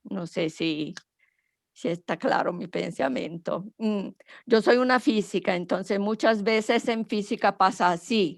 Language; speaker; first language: Spanish; non-native, fluent; Italian